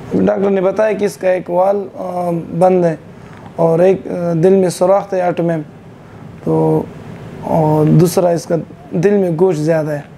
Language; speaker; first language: Hindi; non-native, learner; Persian